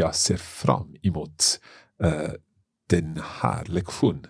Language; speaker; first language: Swedish; non-native, learner; English